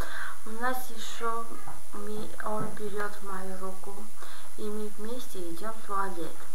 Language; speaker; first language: Russian; non-native, fluent; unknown